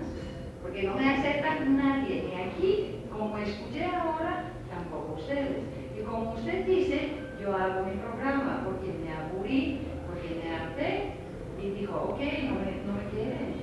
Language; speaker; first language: Spanish; non-native, fluent; Greek